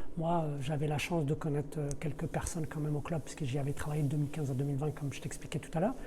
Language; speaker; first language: French; early bilingual, other home language; Arabic